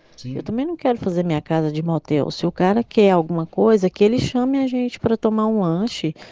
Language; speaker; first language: Portuguese; native; Portuguese